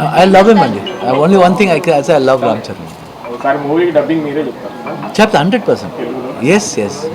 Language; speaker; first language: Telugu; non-native, learner; Kannada